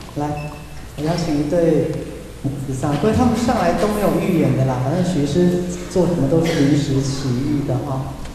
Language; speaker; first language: Chinese; native; Chinese